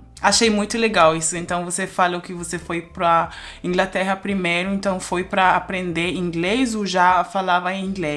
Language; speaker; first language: Portuguese; non-native, fluent; German